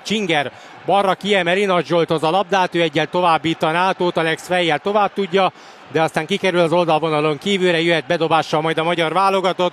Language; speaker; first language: Hungarian; native; Hungarian